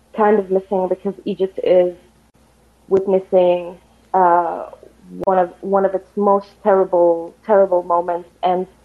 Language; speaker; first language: English; non-native, fluent; Arabic